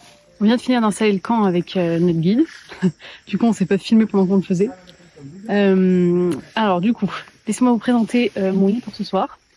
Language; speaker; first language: French; native; French